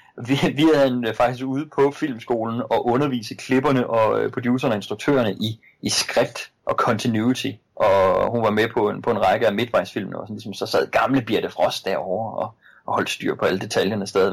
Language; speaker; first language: Danish; native; Danish